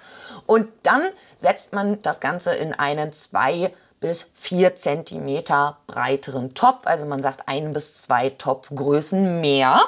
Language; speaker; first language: German; native; German